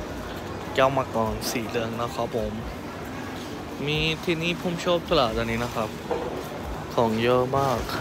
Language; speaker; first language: Thai; non-native, fluent; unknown